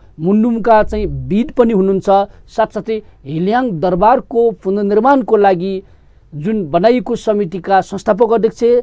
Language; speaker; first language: Nepali; non-native, local second language; Newari